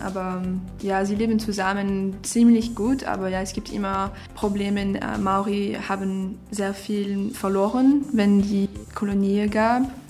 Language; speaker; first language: German; non-native, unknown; English